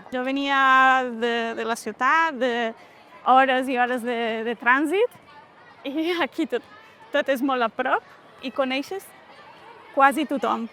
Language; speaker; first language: Catalan; non-native, fluent; Portuguese